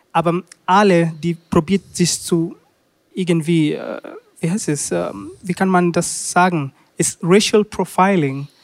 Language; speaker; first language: German; non-native, learner; Swahili